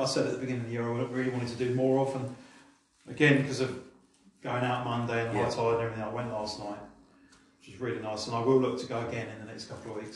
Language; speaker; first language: English; native; English